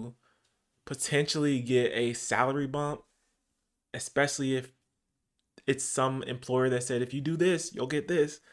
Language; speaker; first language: English; native; English